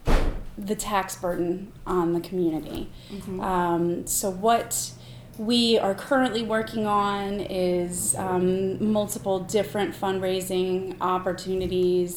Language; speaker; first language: English; native; English